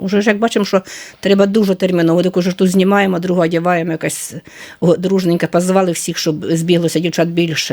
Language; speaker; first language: Ukrainian; native; Ukrainian